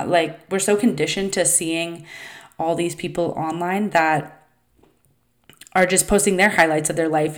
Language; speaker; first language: English; native; English